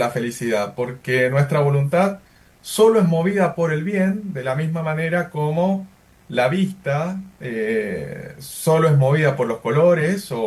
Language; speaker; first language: Spanish; native; Spanish